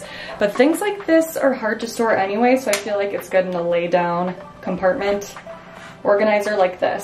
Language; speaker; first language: English; native; English